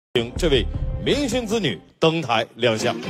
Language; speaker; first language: Chinese; native; Chinese